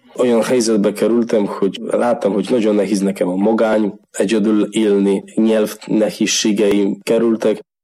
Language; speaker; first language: Hungarian; non-native, learner; Polish